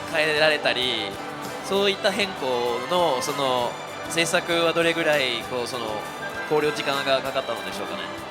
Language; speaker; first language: Japanese; non-native, fluent; French